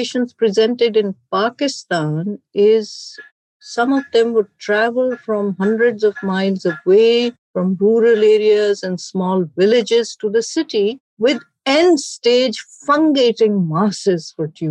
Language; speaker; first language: English; non-native, local second language; Urdu